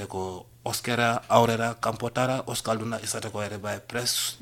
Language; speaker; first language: Basque; non-native, learner; Wolof